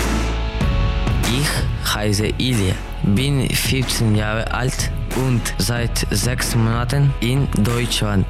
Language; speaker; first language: German; non-native, learner; Ukrainian